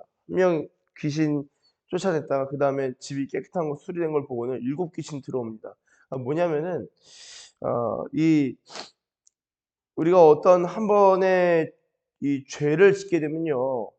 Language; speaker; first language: Korean; native; Korean